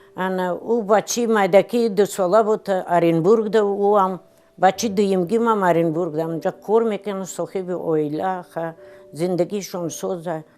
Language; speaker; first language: Tajik; non-native, fluent; Russian